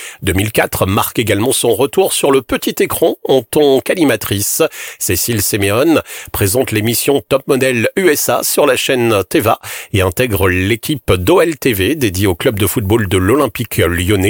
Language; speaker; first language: French; native; French